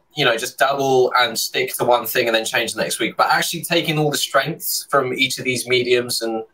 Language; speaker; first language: English; native; English